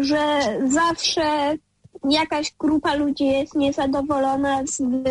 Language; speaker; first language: Polish; early bilingual, heritage; Polish